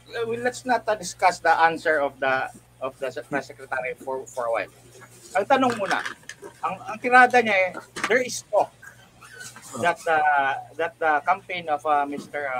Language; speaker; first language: English; non-native, local second language; Filipino